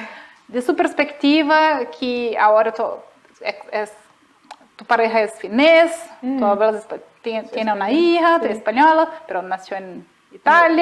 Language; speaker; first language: Spanish; non-native, fluent; Portuguese